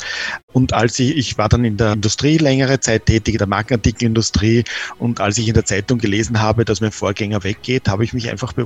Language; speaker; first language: German; native; German